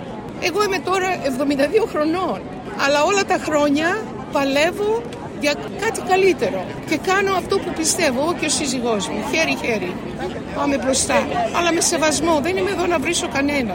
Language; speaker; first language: Greek; early bilingual, heritage; Greek